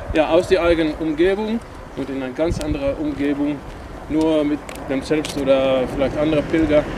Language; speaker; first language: German; non-native, learner; Dutch